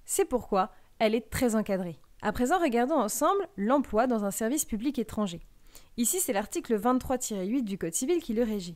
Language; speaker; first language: French; native; French